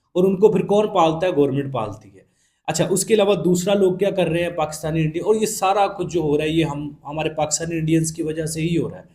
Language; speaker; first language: Urdu; non-native, local second language; Punjabi